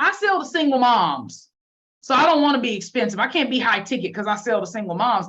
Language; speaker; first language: English; native; English